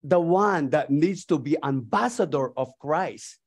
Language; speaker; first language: English; non-native, local second language; Filipino